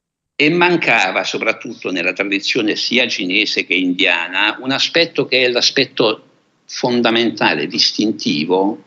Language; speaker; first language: Italian; native; Italian